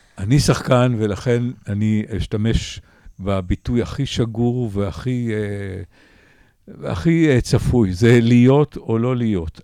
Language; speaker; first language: Hebrew; native; Hebrew